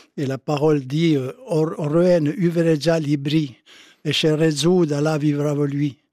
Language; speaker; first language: French; native; French